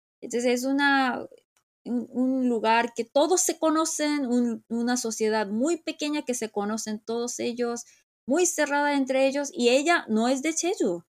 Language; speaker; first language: Spanish; non-native, fluent; Korean